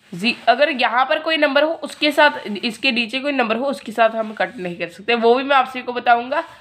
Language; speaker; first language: Hindi; non-native, local second language; Punjabi